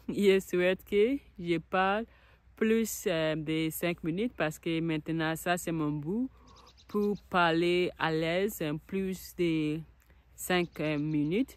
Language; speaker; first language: French; non-native, learner; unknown